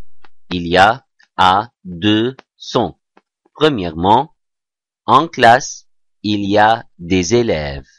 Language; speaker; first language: French; non-native, fluent; Arabic